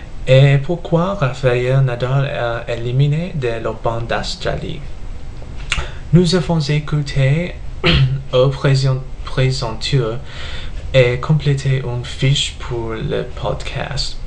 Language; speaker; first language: French; non-native, learner; English